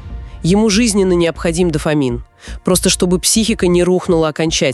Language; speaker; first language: Russian; native; Russian